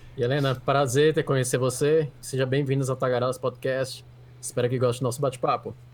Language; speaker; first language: Portuguese; native; Portuguese